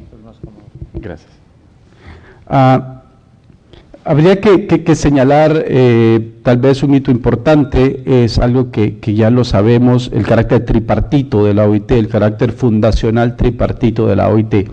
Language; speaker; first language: Spanish; native; Spanish